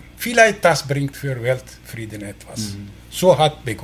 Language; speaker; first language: German; non-native, learner; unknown